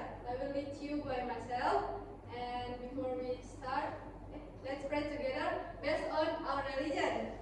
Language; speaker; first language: English; non-native, learner; Indonesian